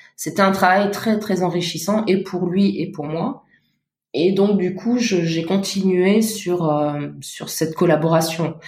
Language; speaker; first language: French; native; French